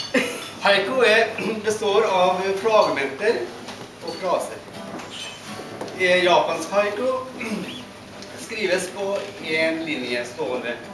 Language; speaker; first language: Norwegian; non-native, fluent; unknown